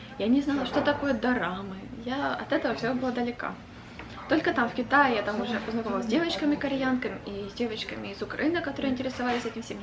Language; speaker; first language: Russian; native; Russian